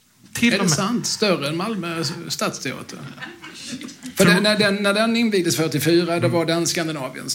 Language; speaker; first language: Swedish; native; Swedish